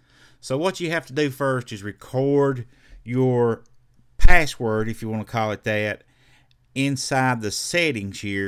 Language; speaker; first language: English; native; English